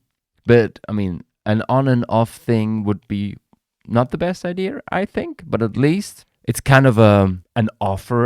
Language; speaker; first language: English; non-native, fluent; German